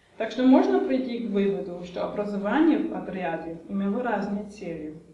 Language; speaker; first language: Russian; non-native, fluent; German